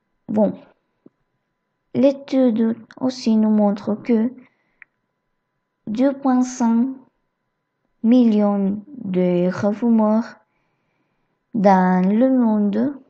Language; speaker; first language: French; non-native, learner; Spanish